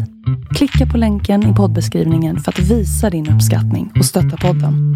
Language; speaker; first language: Swedish; native; Swedish